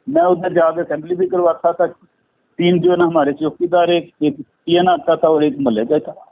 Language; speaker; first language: Urdu; non-native, local second language; Punjabi